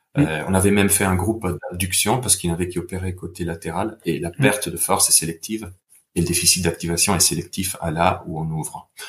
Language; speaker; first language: French; non-native, fluent; Italian